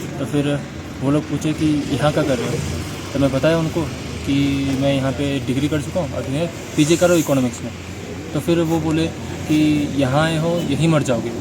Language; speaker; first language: Hindi; non-native, local second language; Assamese